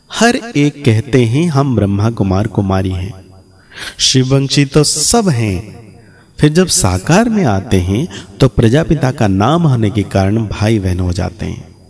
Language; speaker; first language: Hindi; native; Hindi